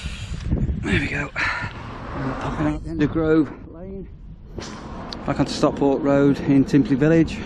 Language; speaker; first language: English; native; English